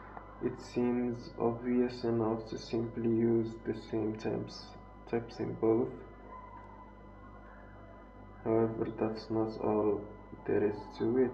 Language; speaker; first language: English; non-native, fluent; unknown